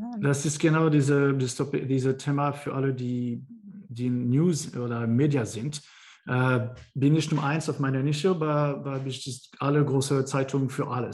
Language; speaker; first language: German; non-native, learner; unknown